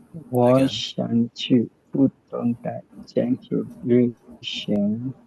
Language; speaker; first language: Chinese; non-native, learner; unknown